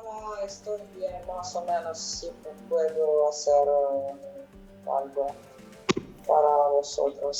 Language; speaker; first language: Spanish; non-native, fluent; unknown